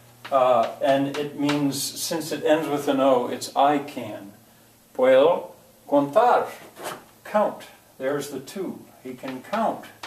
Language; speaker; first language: English; native; English